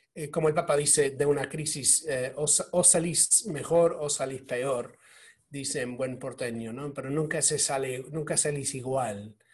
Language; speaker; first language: Spanish; non-native, fluent; English